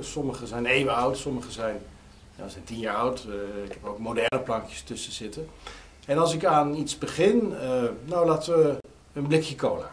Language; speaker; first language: Dutch; native; Dutch